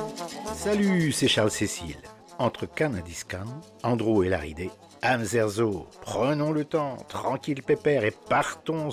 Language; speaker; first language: French; native; French